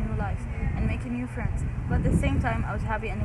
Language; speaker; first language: English; non-native, fluent; Arabic